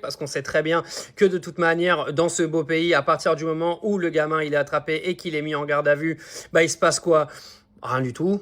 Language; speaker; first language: French; native; French